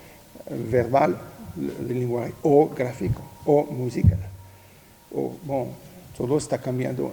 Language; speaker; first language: Spanish; non-native, fluent; French